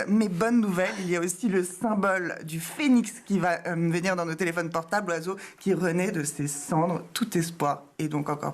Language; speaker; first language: French; native; French